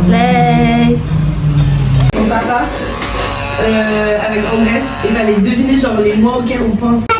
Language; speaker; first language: French; native; French